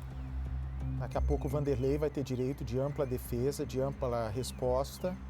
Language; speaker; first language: Portuguese; native; Portuguese